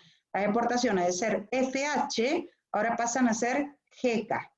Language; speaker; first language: Spanish; native; Spanish